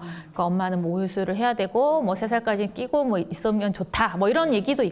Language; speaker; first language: Korean; native; Korean